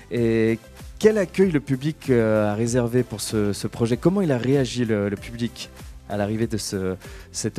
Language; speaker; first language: French; native; French